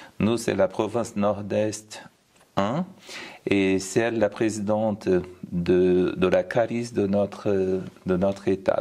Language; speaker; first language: French; non-native, fluent; Portuguese